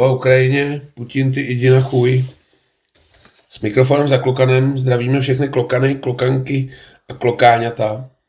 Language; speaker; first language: Czech; native; Czech